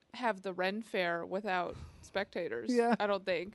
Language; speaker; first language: English; early bilingual, other home language; Chinese